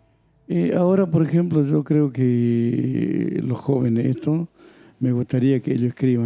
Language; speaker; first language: Spanish; non-native, local second language; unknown